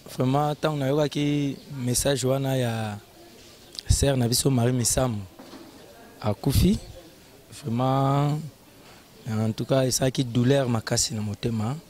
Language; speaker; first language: Lingala; native; Lingala